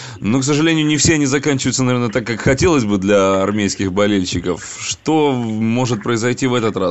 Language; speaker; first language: Russian; native; Russian